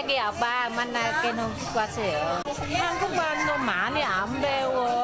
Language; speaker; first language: Korean; non-native, learner; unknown